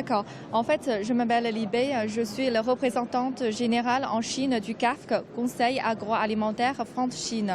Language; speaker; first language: French; non-native, fluent; Chinese